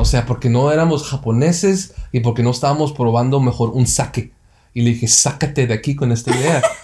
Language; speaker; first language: Spanish; early bilingual, heritage; Spanish